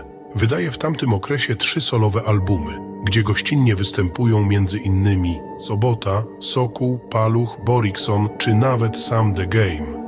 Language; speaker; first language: Polish; native; Polish